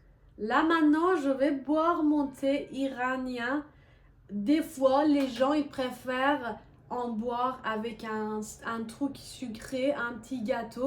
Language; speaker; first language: French; non-native, fluent; Persian